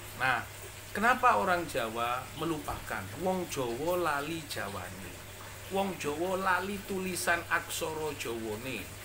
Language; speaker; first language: Indonesian; non-native, local second language; Javanese